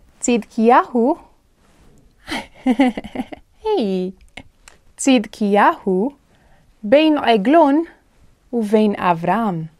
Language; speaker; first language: Hebrew; non-native, fluent; English